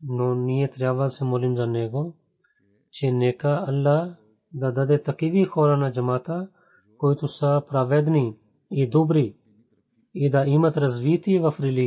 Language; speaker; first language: Bulgarian; non-native, fluent; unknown